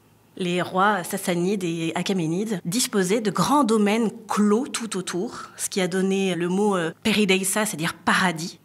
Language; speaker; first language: French; native; French